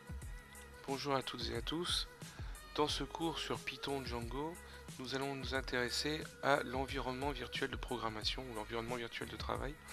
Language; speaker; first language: French; native; French